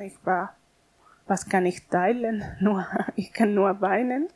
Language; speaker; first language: German; non-native, learner; Spanish